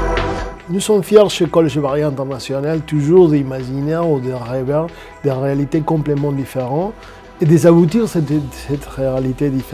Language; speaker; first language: French; non-native, fluent; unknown